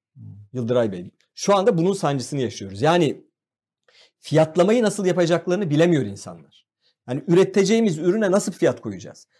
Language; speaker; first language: Turkish; native; Turkish